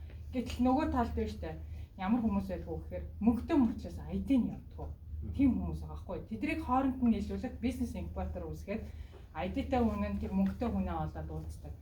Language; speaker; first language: Mongolian; native; Mongolian